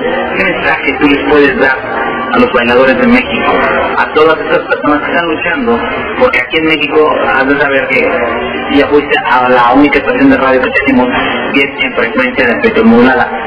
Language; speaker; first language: Spanish; native; Spanish